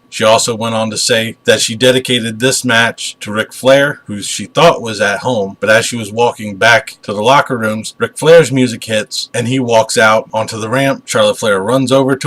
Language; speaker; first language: English; native; English